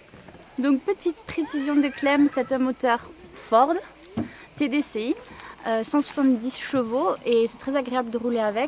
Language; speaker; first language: French; native; French